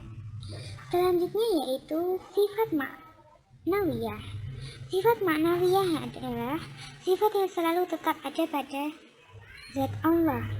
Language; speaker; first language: Indonesian; native; Indonesian